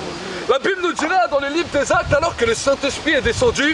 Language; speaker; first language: French; native; French